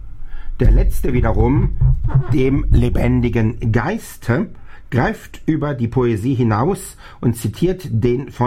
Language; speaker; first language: German; native; German